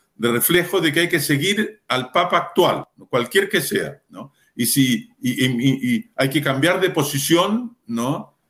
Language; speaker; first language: Spanish; native; Spanish